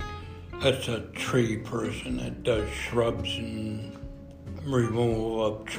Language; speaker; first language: English; native; English